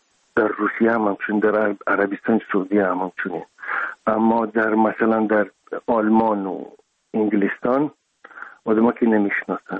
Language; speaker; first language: Persian; non-native, local second language; Russian